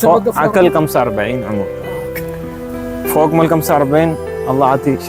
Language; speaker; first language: Arabic; non-native, learner; Malayalam